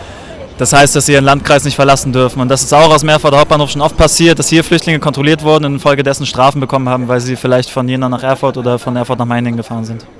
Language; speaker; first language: German; native; German